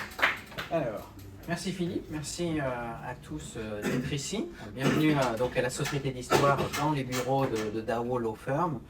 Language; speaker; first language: French; native; French